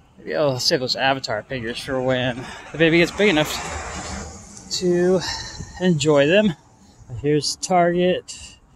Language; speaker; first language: English; native; English